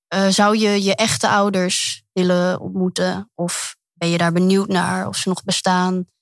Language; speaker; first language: Dutch; early bilingual, other home language; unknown